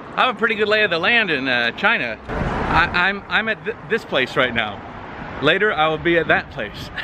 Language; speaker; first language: English; native; English